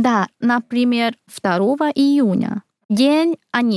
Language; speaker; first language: Russian; non-native, fluent; Hungarian